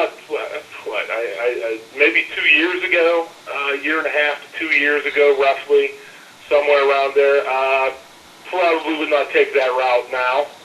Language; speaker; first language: English; native; English